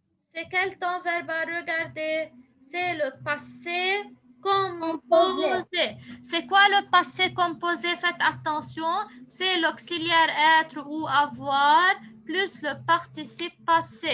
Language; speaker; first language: French; non-native, local second language; Arabic